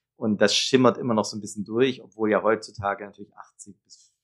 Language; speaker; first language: German; native; German